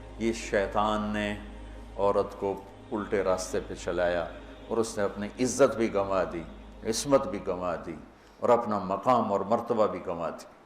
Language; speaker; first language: Urdu; non-native, local second language; Punjabi